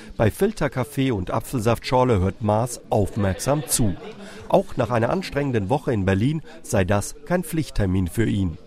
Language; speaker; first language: German; native; German